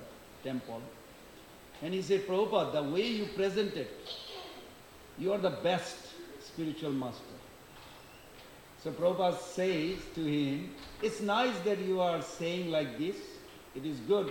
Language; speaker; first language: English; non-native, local second language; Bangla